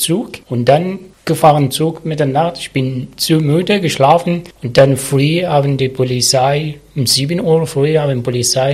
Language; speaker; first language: German; non-native, learner; Arabic